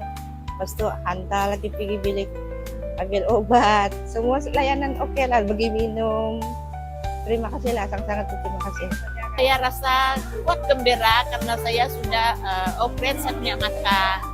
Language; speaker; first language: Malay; non-native, local second language; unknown